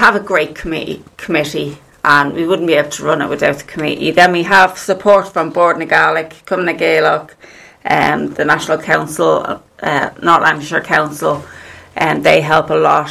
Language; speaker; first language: English; native; English